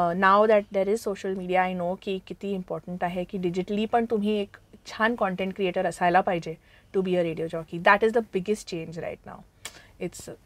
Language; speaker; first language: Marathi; early bilingual, heritage; Marathi